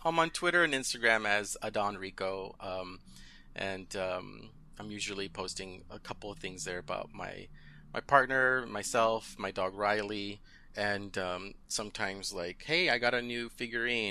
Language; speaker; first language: English; early bilingual, other home language; Spanish